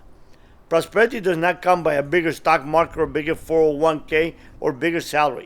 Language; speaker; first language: English; early bilingual, other home language; Spanish